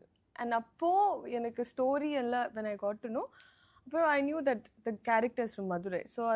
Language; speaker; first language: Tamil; non-native, learner; Telugu